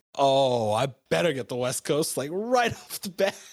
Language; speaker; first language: English; native; English